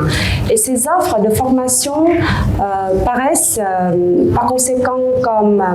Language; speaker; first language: French; non-native, fluent; Vietnamese